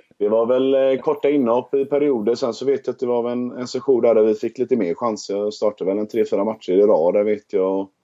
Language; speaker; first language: Swedish; native; Swedish